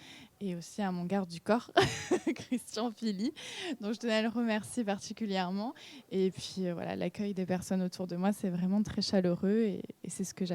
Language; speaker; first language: French; native; French